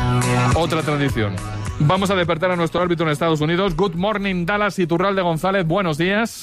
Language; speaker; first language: Spanish; native; Spanish